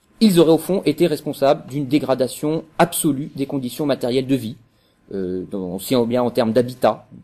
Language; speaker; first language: French; native; French